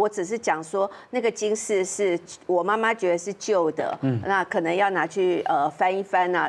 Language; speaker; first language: Chinese; native; Chinese